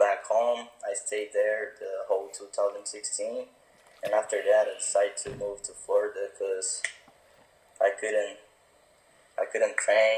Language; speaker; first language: English; non-native, fluent; Portuguese